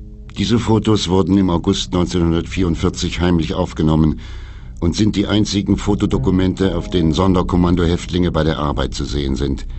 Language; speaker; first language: German; native; German